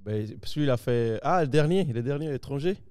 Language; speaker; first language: French; native; French